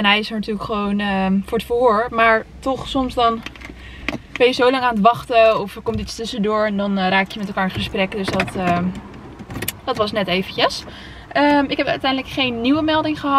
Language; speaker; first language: Dutch; native; Dutch